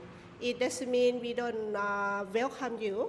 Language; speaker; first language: English; non-native, learner; Thai